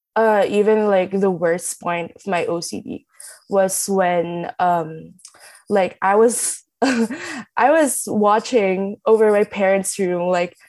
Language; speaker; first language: English; non-native, local second language; Filipino